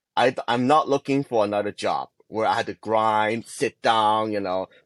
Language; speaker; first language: English; non-native, local second language; Cantonese